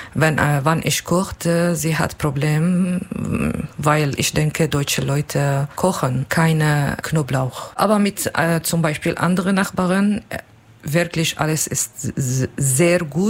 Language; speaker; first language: German; non-native, learner; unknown